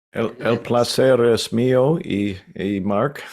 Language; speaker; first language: Spanish; non-native, learner; English